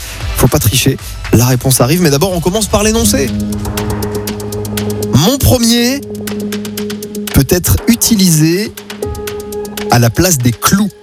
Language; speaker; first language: French; native; French